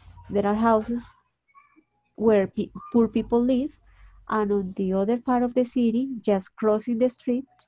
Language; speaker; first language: English; non-native, fluent; Spanish